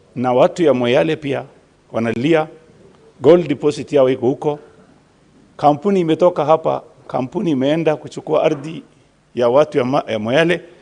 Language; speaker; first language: Swahili; non-native, local second language; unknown